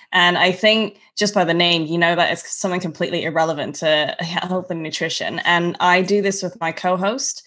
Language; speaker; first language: English; non-native, local second language; Cantonese